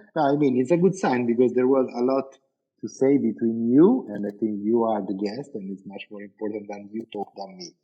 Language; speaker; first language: English; non-native, fluent; Italian